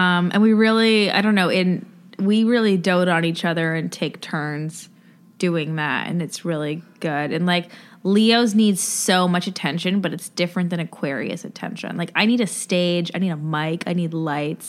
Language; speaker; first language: English; native; English